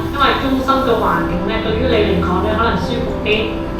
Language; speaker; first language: Cantonese; native; Cantonese